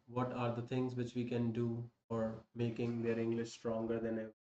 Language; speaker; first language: English; non-native, local second language; Hindi